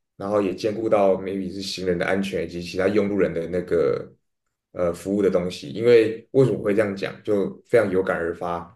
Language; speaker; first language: Chinese; native; Chinese